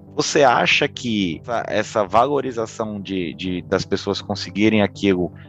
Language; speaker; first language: Portuguese; native; Portuguese